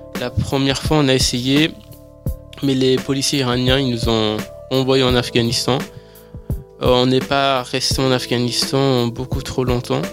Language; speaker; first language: French; early bilingual, other home language; Persian